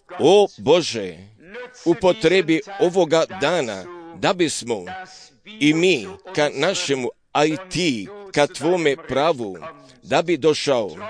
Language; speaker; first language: Croatian; early bilingual, heritage; Serbian